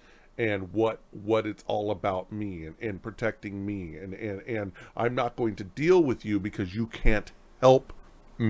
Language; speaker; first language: English; native; English